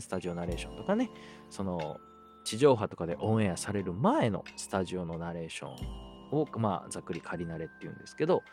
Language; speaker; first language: Japanese; native; Japanese